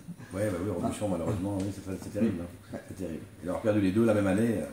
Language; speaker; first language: French; native; French